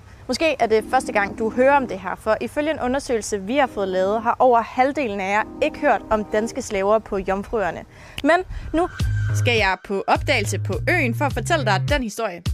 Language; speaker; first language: Danish; native; Danish